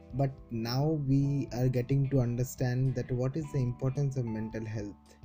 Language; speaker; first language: English; non-native, local second language; Bangla